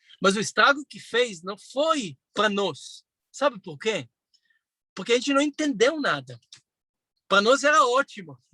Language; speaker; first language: Portuguese; non-native, fluent; Hebrew